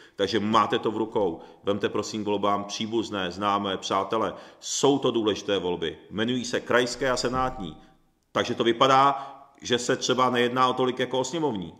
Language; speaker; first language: Czech; early bilingual, other home language; Japanese